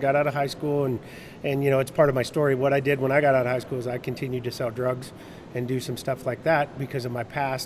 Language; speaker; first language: English; native; English